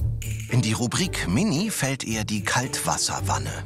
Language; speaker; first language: German; native; German